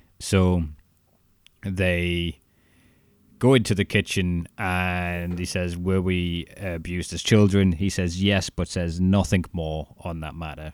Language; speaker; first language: English; native; English